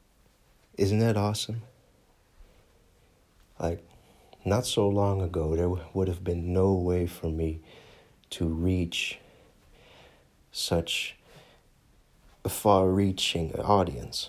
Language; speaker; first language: English; non-native, fluent; Dutch